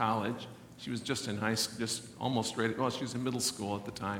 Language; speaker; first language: English; native; English